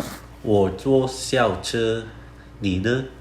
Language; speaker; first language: Chinese; non-native, fluent; Indonesian